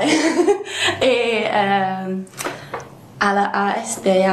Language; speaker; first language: Spanish; non-native, learner; English